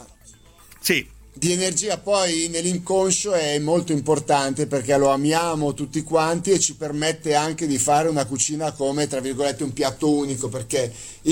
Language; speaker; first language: Italian; native; Italian